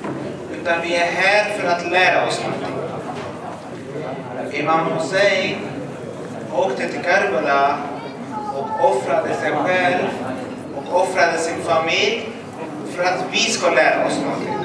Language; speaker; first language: Swedish; early bilingual, other home language; Arabic